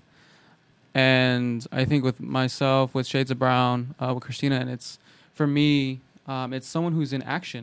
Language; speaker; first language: English; native; English